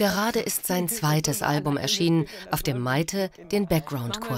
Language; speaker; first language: German; native; German